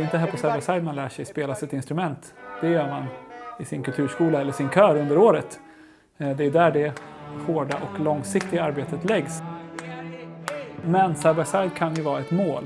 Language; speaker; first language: Swedish; native; Swedish